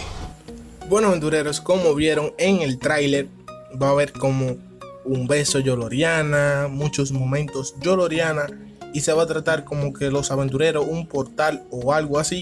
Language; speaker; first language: Spanish; native; Spanish